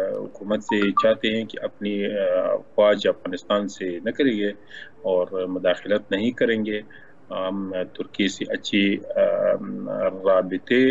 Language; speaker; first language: Hindi; non-native, learner; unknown